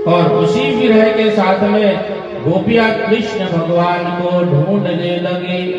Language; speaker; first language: Hindi; non-native, local second language; Gujarati